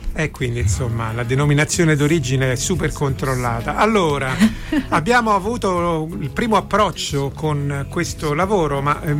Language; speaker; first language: Italian; native; Italian